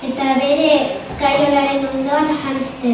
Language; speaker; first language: Basque; non-native, local second language; Spanish